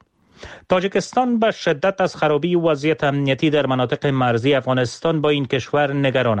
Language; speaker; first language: Persian; native; Persian